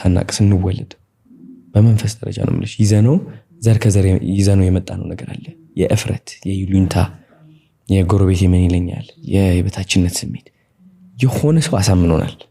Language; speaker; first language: Amharic; non-native, local second language; Tigrinya